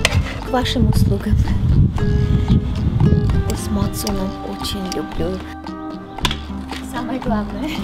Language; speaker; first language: Russian; non-native, local second language; Armenian